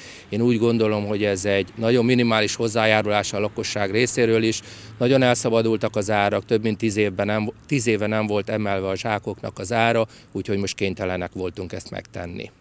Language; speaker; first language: Hungarian; native; Hungarian